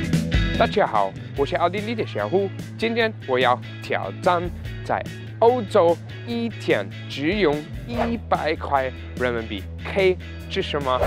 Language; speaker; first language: Chinese; non-native, learner; German